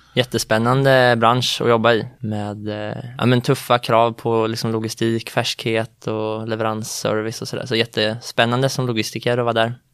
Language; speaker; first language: Swedish; native; Swedish